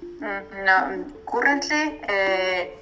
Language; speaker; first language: English; non-native, learner; Spanish